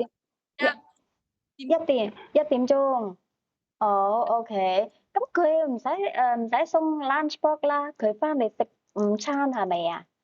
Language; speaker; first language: Cantonese; native; Cantonese